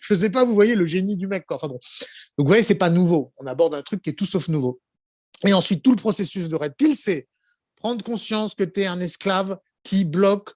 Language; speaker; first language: French; native; French